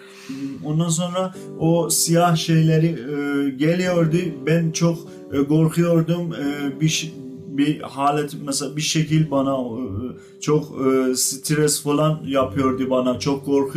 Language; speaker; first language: Turkish; non-native, fluent; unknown